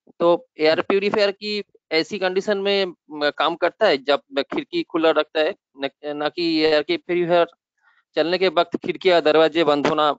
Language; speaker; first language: Hindi; native; Hindi